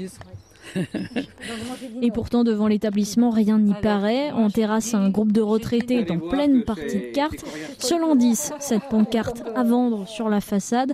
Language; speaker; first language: French; native; French